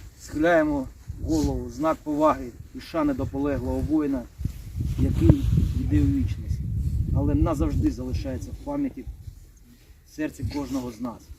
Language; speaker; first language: Ukrainian; native; Ukrainian